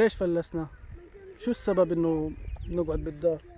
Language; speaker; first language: Arabic; native; Arabic